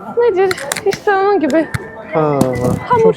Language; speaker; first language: Turkish; non-native, fluent; Russian